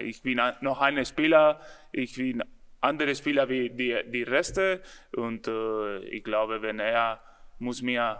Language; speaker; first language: German; non-native, learner; Spanish